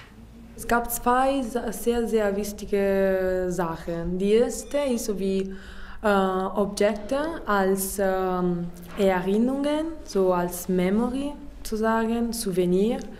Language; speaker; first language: German; non-native, fluent; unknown